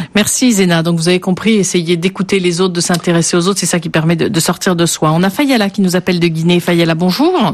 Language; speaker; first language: French; native; French